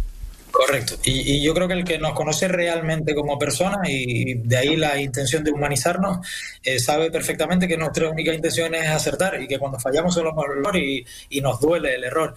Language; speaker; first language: Spanish; native; Spanish